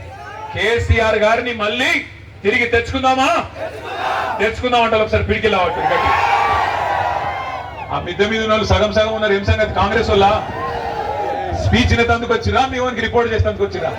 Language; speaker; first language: Telugu; native; Telugu